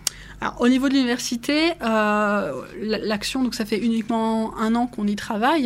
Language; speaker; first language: French; native; French